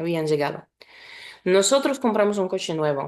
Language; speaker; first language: Spanish; non-native, fluent; Polish